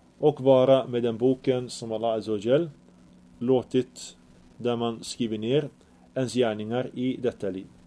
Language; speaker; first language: Swedish; early bilingual, other home language; Arabic